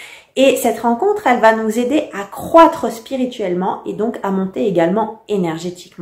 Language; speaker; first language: French; native; French